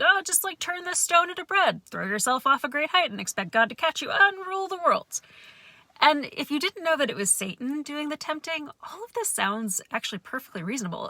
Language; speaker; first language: English; native; English